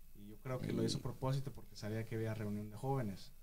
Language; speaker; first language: Spanish; early bilingual, heritage; Spanish